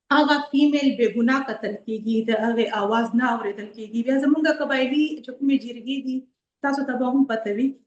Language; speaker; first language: Pashto; native; Pashto